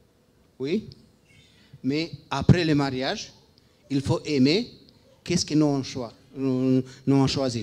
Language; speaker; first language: French; non-native, fluent; Romanian